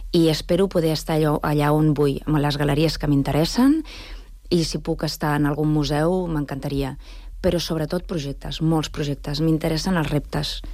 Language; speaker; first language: Catalan; non-native, local second language; Spanish